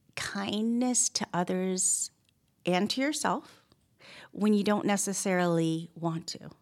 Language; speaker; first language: English; native; English